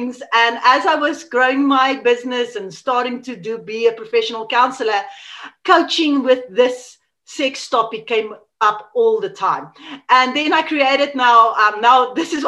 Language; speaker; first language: English; non-native, local second language; Afrikaans